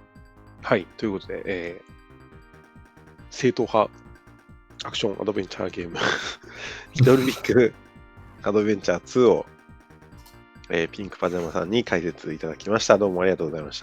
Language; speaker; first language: Japanese; native; Japanese